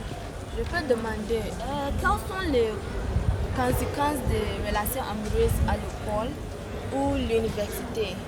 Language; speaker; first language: French; non-native, fluent; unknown